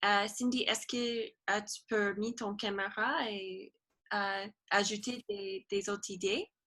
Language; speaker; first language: French; non-native, learner; English